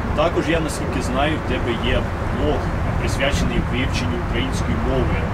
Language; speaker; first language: Ukrainian; native; Ukrainian